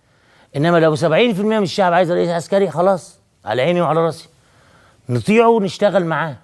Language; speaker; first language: Arabic; native; Arabic